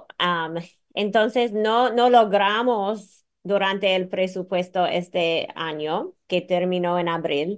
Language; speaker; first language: Spanish; non-native, fluent; English